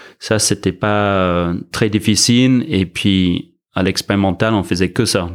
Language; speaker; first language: French; non-native, fluent; English